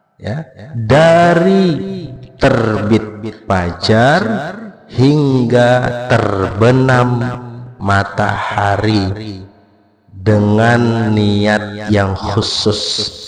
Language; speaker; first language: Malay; non-native, local second language; Banjar